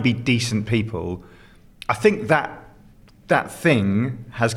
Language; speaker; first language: English; native; English